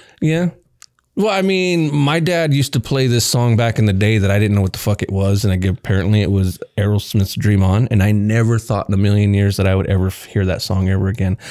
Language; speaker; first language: English; native; English